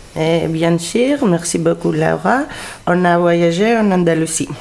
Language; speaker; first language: French; non-native, fluent; Greek